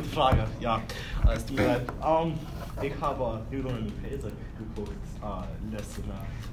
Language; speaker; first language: German; non-native, learner; English